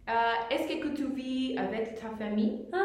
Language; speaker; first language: French; non-native, learner; English